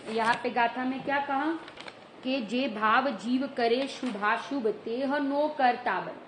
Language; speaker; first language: Hindi; non-native, local second language; Gujarati